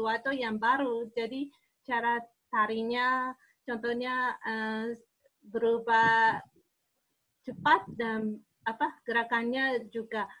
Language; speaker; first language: Indonesian; non-native, learner; Japanese